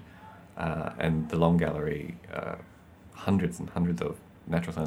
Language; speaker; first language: English; native; English